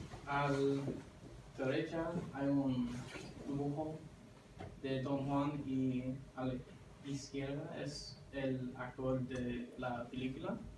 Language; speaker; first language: Spanish; non-native, learner; English